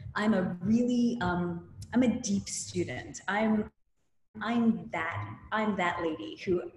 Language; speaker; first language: English; native; English